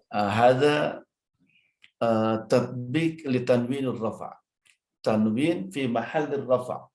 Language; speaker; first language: Arabic; non-native, fluent; Indonesian